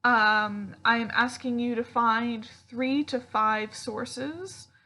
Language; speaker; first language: English; native; English